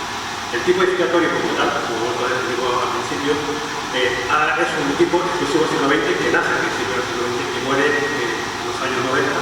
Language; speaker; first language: Spanish; native; Spanish